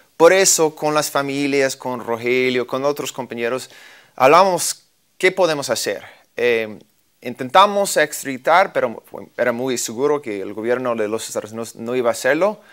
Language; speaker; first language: Spanish; non-native, fluent; English